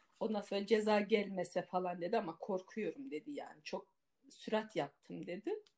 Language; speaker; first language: Turkish; native; Turkish